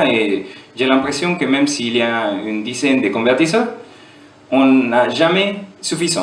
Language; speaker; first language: French; non-native, fluent; German